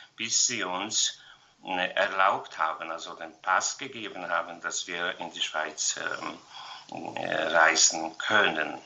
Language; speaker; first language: German; non-native, fluent; Polish